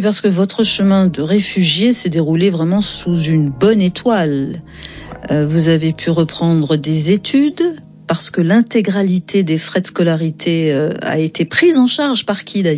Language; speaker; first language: French; native; French